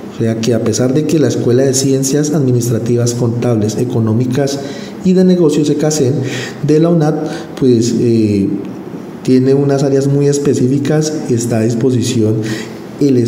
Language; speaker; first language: Spanish; native; Spanish